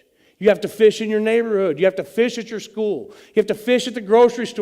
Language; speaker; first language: English; native; English